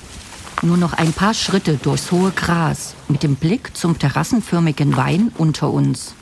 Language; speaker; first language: German; native; German